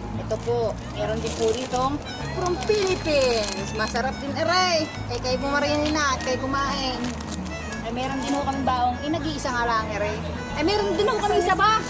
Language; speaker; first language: Filipino; native; Filipino